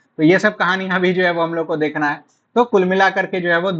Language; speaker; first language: Hindi; native; Hindi